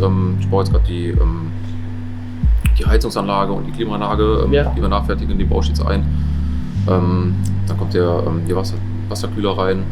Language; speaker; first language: German; native; German